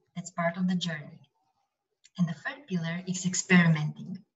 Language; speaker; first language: English; non-native, fluent; Romanian